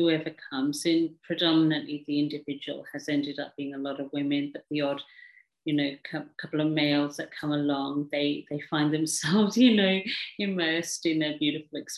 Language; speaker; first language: English; early bilingual, other home language; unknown